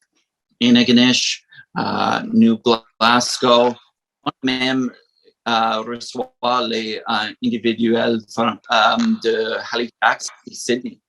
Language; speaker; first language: French; non-native, learner; English